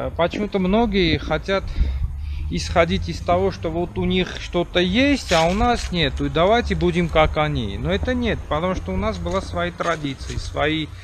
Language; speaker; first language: Russian; non-native, local second language; Armenian